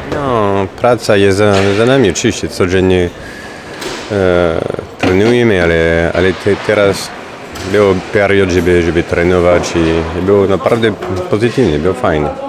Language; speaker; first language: Polish; non-native, learner; French